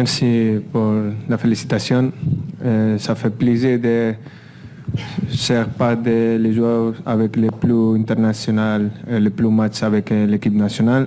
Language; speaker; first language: French; non-native, fluent; Spanish